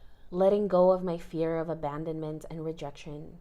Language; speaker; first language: English; native; English